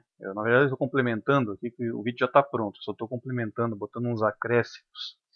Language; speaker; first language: Portuguese; native; Portuguese